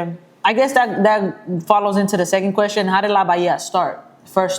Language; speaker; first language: English; native; English